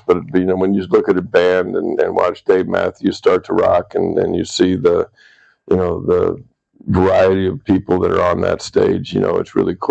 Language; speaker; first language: English; native; English